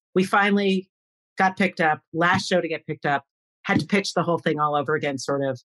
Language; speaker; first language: English; native; English